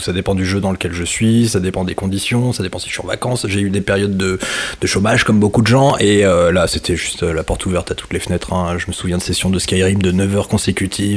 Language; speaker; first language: French; native; French